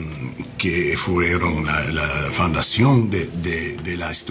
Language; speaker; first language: Spanish; non-native, learner; English